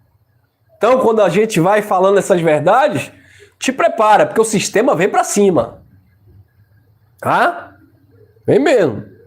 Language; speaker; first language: Portuguese; native; Portuguese